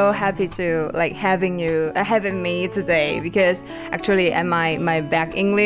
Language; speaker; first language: English; non-native, learner; Chinese